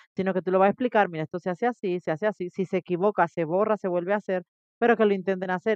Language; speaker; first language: Spanish; native; Spanish